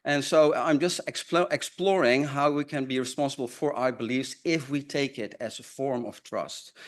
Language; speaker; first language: English; non-native, fluent; Dutch